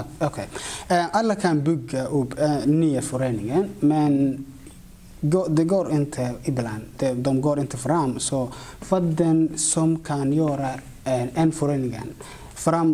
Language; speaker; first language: Swedish; non-native, fluent; Somali